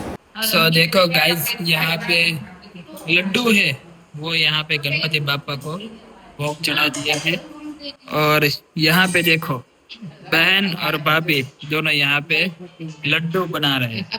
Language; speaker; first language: Hindi; non-native, local second language; Gujarati